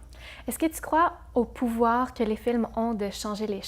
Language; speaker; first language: French; native; French